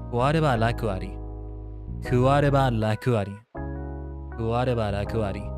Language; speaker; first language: Japanese; non-native, learner; English